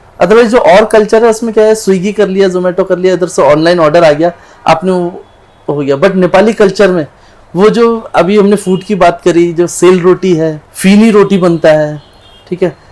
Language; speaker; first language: Hindi; non-native, local second language; Nepali